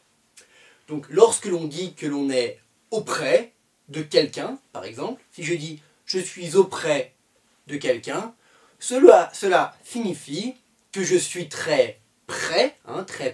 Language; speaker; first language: French; native; French